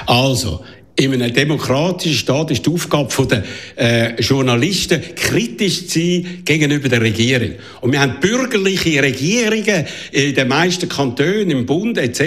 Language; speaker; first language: German; native; German